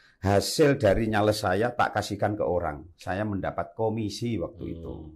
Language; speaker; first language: Indonesian; native; Indonesian